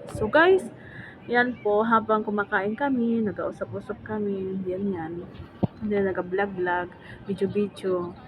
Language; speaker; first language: Filipino; non-native, local second language; Hiligaynon